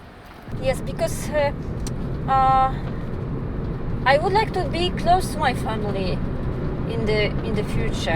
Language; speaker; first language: English; non-native, learner; Polish